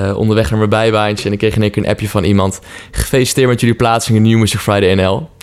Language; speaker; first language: Dutch; native; Dutch